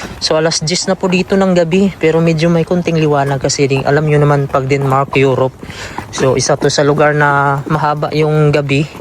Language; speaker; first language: Filipino; native; Filipino